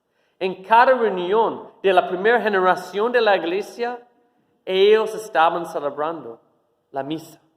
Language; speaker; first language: Spanish; non-native, fluent; English